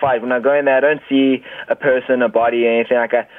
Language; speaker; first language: English; native; English